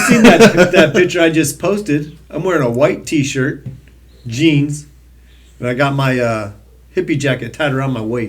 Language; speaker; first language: English; native; English